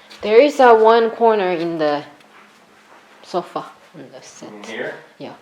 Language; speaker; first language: English; non-native, learner; Korean